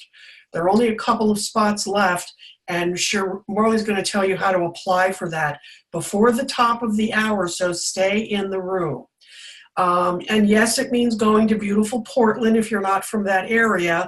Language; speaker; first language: English; native; English